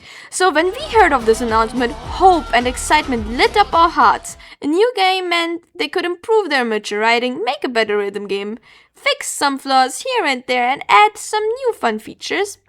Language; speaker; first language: English; native; English